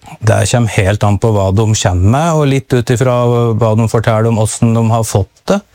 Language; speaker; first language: Norwegian; native; Norwegian